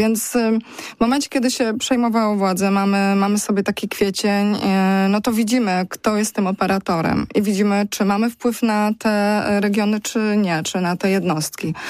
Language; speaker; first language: Polish; native; Polish